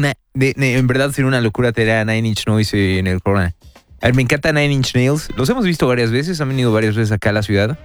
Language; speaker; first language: Spanish; native; Spanish